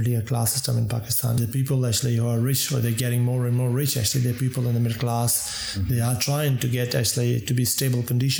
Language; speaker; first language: English; non-native, local second language; Urdu